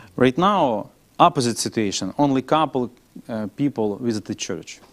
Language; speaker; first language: English; non-native, learner; Ukrainian